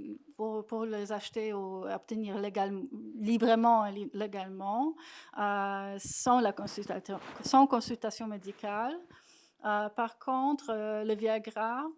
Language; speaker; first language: French; non-native, fluent; Polish